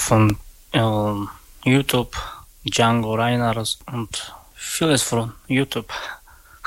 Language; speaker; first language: German; non-native, learner; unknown